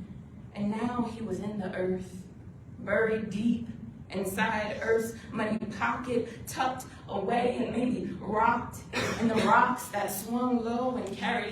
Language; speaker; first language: English; native; English